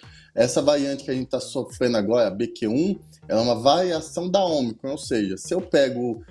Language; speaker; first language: Portuguese; native; Portuguese